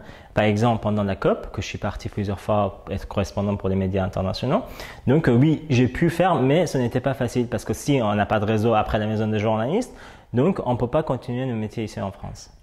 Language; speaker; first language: French; non-native, fluent; Persian